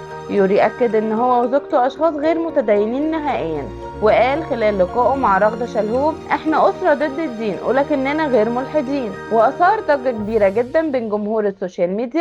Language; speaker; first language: Arabic; native; Arabic